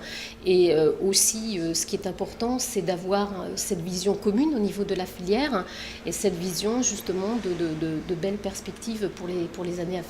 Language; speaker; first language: French; native; French